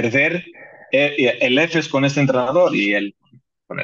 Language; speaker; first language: Spanish; non-native, fluent; Greek